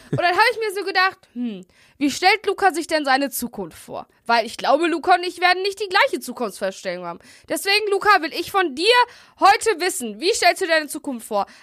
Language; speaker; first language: German; native; German